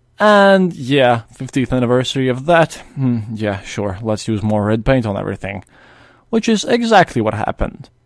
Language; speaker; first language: English; non-native, fluent; Latvian